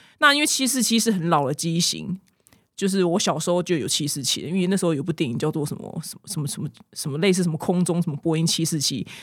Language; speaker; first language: Chinese; native; Chinese